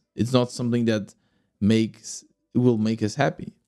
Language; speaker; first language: English; non-native, fluent; Portuguese